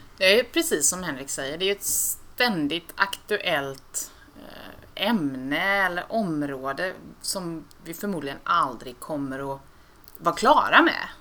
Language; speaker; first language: Swedish; native; Swedish